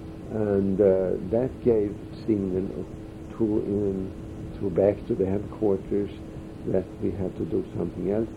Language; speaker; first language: English; non-native, fluent; Swedish